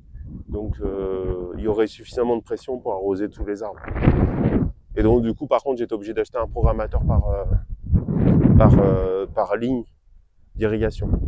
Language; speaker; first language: French; native; French